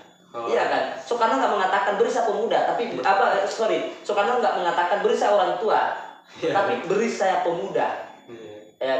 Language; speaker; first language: Indonesian; native; Indonesian